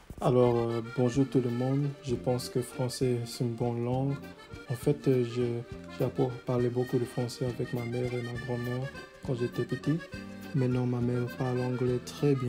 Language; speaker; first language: French; early bilingual, heritage; English